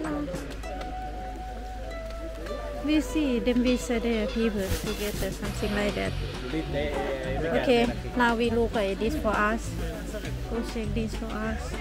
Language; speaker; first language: English; non-native, learner; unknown